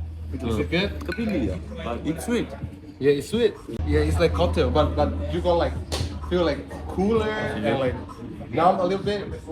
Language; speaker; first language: English; non-native, learner; Lao